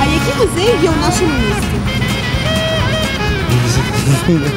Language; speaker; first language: Russian; non-native, local second language; Ukrainian